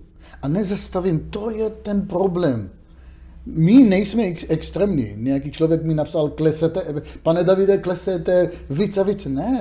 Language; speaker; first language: Czech; non-native, learner; Hebrew